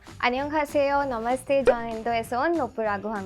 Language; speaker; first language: Korean; non-native, learner; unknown